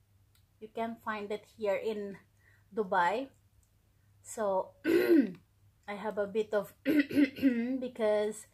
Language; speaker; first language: English; non-native, local second language; Filipino